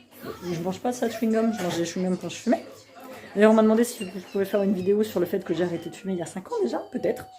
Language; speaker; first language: French; native; French